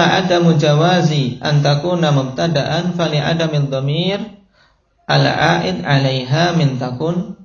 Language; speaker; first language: Arabic; non-native, fluent; Indonesian